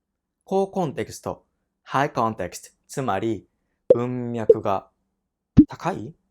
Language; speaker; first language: Japanese; non-native, fluent; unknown